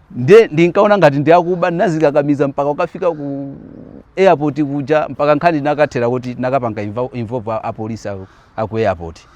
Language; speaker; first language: Nyanja; non-native, local second language; Yao